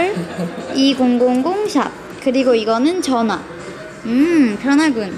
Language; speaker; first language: Korean; native; Korean